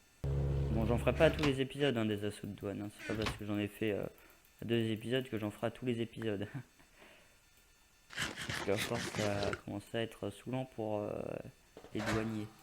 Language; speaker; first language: French; native; French